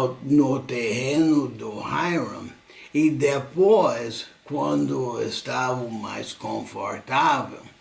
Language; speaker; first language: Portuguese; non-native, fluent; English